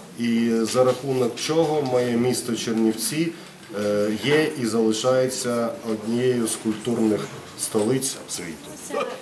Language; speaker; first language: Ukrainian; non-native, local second language; Russian